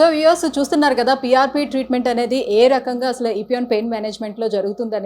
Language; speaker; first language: Telugu; native; Telugu